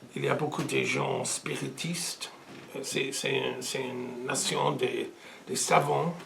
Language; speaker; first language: French; non-native, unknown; English